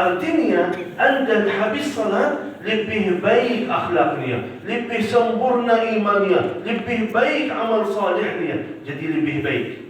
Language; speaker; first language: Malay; non-native, fluent; Arabic